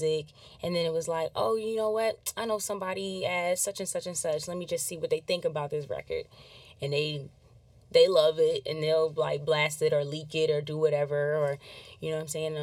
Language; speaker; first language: English; native; English